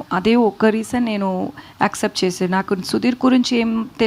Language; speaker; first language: Telugu; non-native, fluent; Tamil